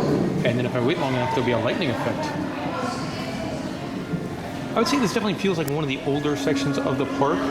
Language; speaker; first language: English; native; English